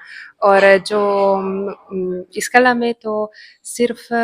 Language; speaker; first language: Hindi; non-native, fluent; Italian